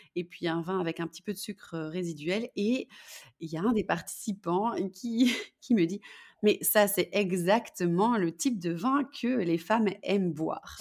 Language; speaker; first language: French; native; French